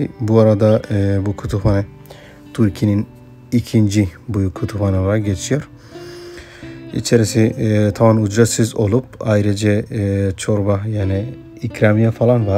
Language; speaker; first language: Turkish; non-native, fluent; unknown